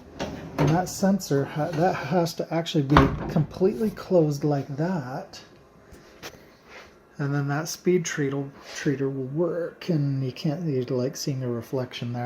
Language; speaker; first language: English; native; English